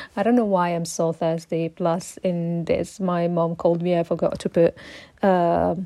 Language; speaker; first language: English; non-native, fluent; Italian